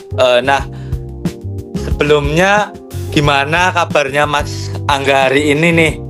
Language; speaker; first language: Indonesian; native; Indonesian